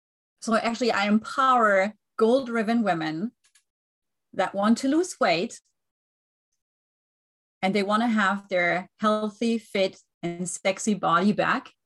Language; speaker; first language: English; non-native, fluent; German